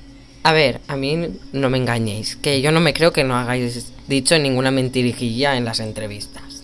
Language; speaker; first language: Spanish; native; Spanish